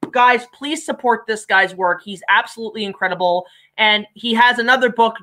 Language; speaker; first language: English; native; English